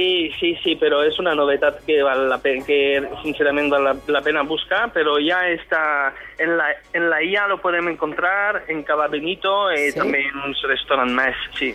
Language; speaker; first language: Catalan; non-native, fluent; French